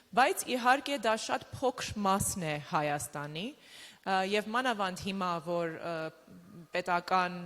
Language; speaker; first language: Armenian; early bilingual, other home language; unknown